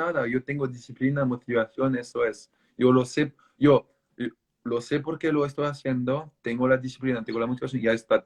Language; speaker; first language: Spanish; non-native, fluent; French